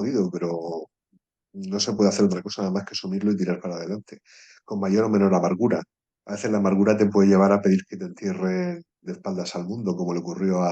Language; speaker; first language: Spanish; native; Spanish